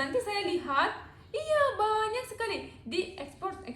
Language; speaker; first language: Indonesian; non-native, learner; Turkish